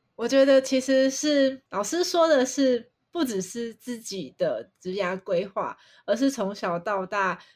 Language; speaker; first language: Chinese; native; Chinese